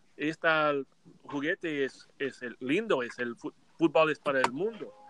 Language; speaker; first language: Spanish; non-native, learner; English